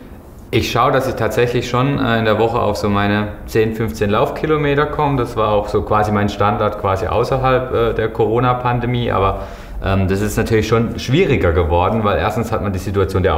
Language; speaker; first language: German; native; German